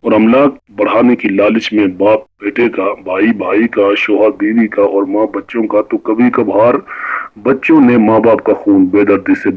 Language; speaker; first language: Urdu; non-native, local second language; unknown